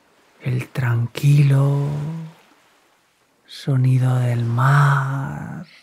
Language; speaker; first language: Spanish; native; Spanish